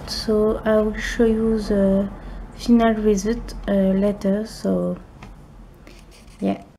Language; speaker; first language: English; non-native, learner; French